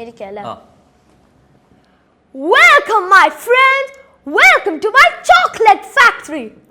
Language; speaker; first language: Malayalam; early bilingual, heritage; Malayalam